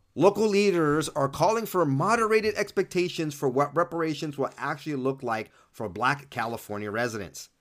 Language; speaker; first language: English; early bilingual, other home language; Spanish